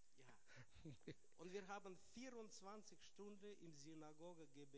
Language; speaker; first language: German; non-native, learner; Russian